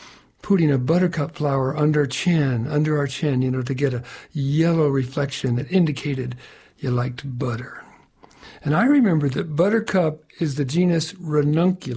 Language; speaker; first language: English; native; English